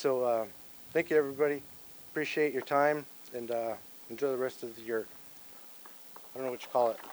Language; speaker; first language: English; native; English